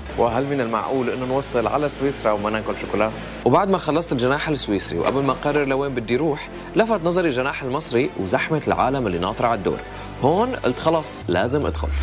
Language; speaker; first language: Arabic; native; Arabic